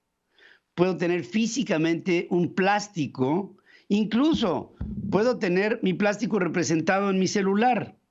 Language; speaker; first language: Spanish; native; Spanish